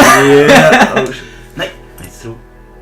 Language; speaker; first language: German; native; German